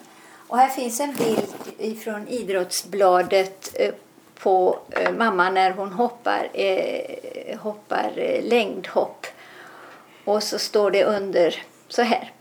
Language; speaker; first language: Swedish; native; Swedish